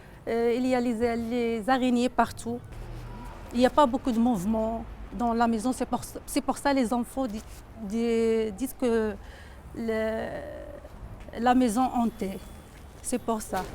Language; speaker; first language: French; non-native, learner; Arabic